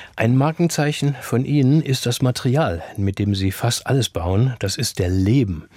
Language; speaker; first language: German; native; German